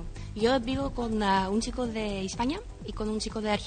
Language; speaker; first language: Spanish; non-native, learner; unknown